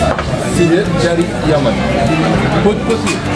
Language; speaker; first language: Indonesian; non-native, learner; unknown